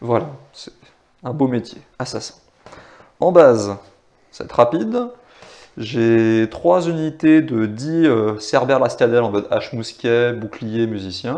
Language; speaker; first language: French; native; French